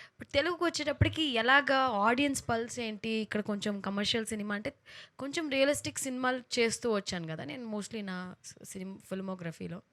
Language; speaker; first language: Telugu; native; Telugu